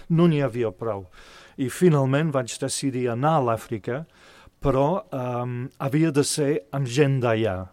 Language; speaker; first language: Catalan; non-native, fluent; English